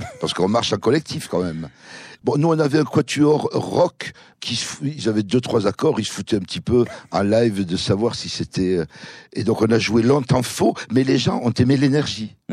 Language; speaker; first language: French; early bilingual, other home language; Kabyle